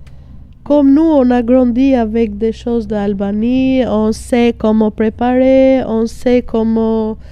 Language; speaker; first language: French; non-native, learner; Albanian